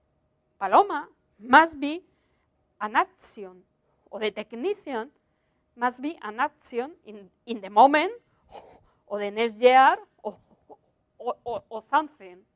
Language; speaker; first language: English; non-native, learner; Spanish